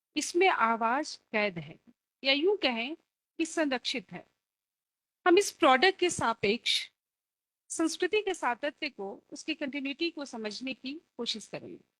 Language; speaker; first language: Hindi; native; Hindi